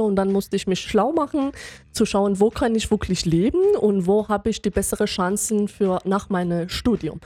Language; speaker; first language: German; non-native, fluent; Persian